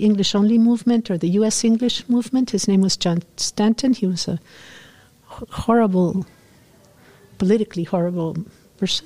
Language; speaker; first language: English; non-native, fluent; Spanish